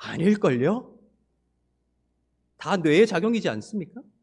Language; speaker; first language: Korean; native; Korean